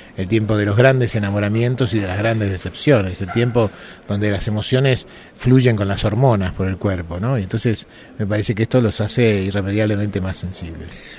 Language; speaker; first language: Spanish; native; Spanish